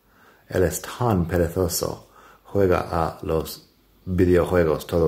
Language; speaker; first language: Spanish; non-native, fluent; English